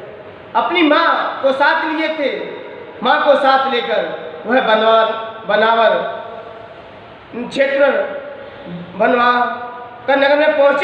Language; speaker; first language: Hindi; native; Hindi